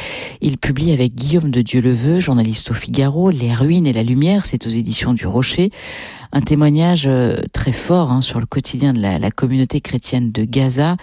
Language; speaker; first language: French; native; French